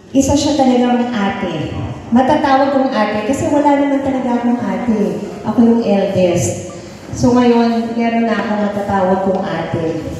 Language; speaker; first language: Filipino; native; Filipino